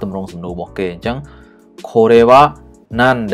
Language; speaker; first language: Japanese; non-native, learner; Khmer